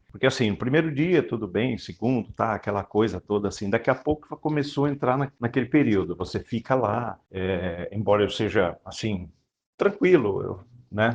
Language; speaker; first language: Portuguese; native; Portuguese